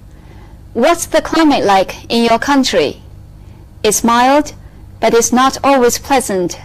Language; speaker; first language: English; non-native, fluent; Chinese